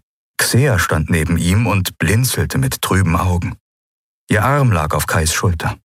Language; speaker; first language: German; native; German